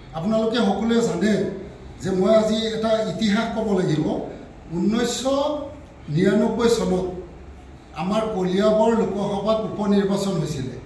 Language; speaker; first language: Assamese; native; Assamese